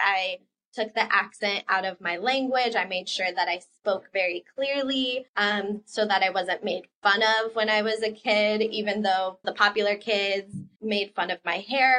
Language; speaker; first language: English; early bilingual, other home language; Spanish